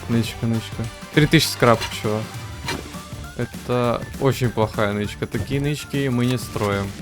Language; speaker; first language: Russian; native; Russian